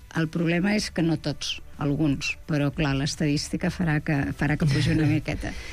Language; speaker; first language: Catalan; native; Catalan